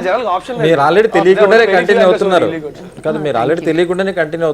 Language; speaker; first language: Telugu; native; Telugu